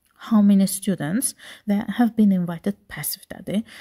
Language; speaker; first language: English; non-native, fluent; Azerbaijani